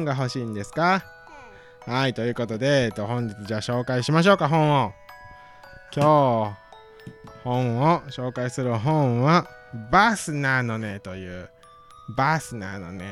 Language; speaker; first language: Japanese; native; Japanese